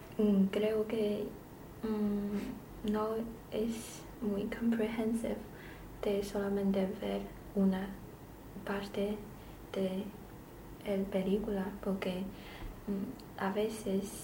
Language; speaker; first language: Spanish; non-native, learner; Chinese